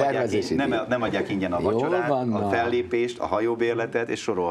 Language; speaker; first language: Hungarian; native; Hungarian